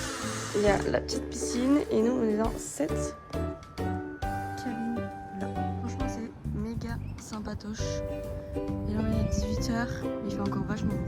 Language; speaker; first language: French; native; French